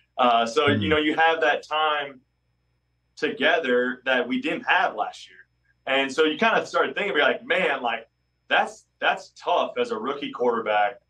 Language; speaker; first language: English; native; English